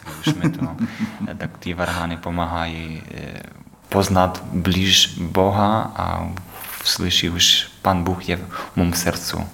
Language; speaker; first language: Czech; non-native, learner; Ukrainian